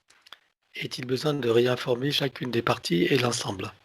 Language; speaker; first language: French; native; French